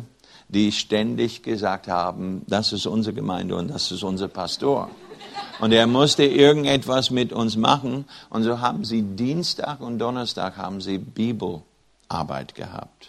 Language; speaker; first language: German; non-native, fluent; English